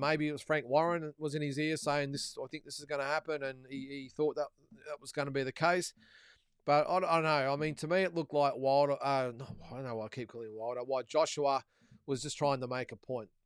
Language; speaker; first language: English; native; English